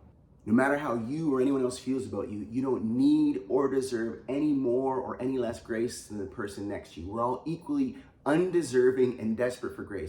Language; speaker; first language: English; native; English